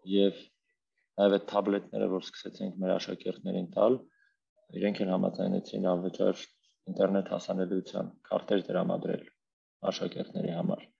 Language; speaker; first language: Armenian; native; Armenian